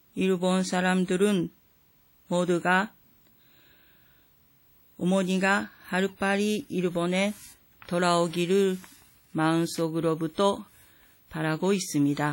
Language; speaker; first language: Korean; non-native, learner; Japanese